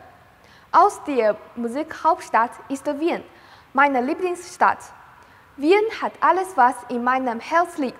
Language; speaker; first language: German; non-native, learner; Chinese